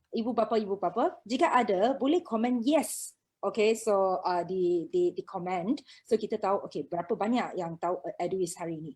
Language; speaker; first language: Malay; non-native, local second language; Chinese